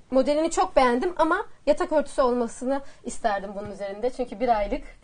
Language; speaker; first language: Turkish; native; Turkish